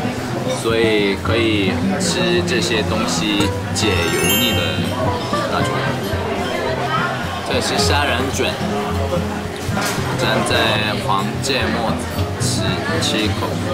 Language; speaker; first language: Chinese; non-native, fluent; Korean